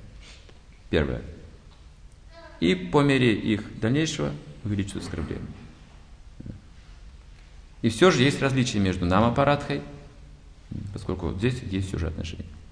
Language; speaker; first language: Russian; native; Russian